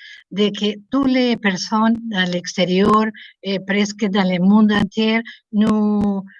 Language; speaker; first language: French; non-native, learner; Spanish